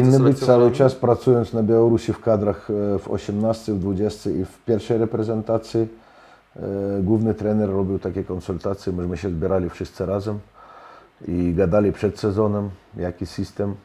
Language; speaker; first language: Polish; non-native, fluent; Russian